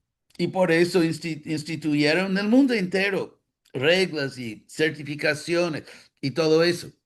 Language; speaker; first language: Spanish; non-native, fluent; English